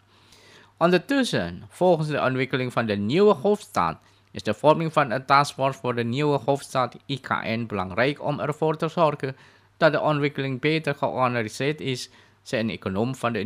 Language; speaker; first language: Dutch; non-native, fluent; Indonesian